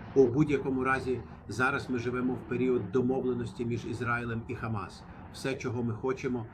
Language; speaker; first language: Ukrainian; non-native, fluent; Arabic